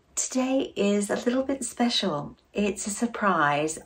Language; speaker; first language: English; native; English